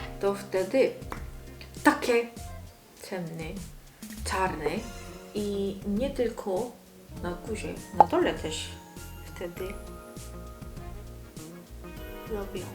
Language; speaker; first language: Polish; non-native, learner; Korean